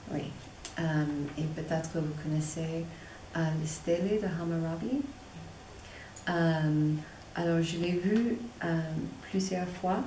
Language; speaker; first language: French; non-native, fluent; English